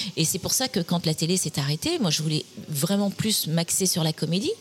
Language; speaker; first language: French; native; French